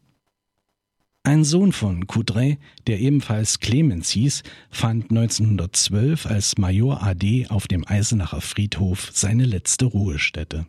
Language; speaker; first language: German; native; German